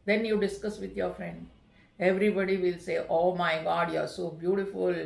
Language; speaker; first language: English; non-native, local second language; Kannada